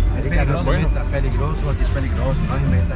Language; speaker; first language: Spanish; native; Spanish